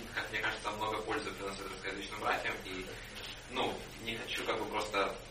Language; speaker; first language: Russian; native; Russian